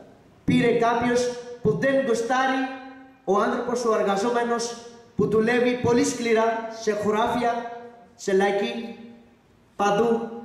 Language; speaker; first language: Greek; non-native, learner; Urdu